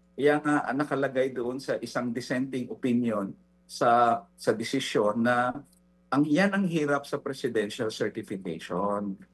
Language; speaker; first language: Filipino; non-native, local second language; Hiligaynon